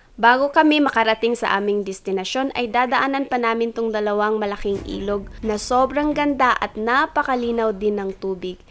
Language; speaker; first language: Filipino; non-native, local second language; Cebuano